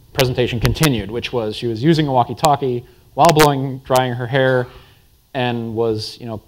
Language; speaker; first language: English; native; English